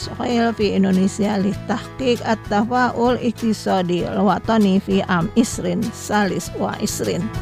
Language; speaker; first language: Arabic; non-native, learner; Indonesian